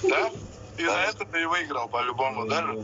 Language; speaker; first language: Russian; native; Russian